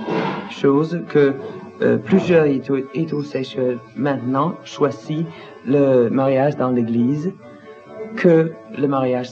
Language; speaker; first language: French; non-native, learner; Danish